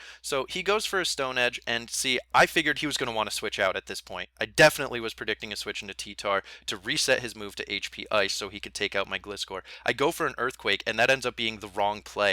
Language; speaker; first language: English; native; English